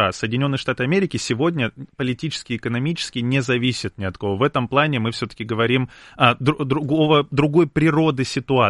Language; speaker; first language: Russian; native; Russian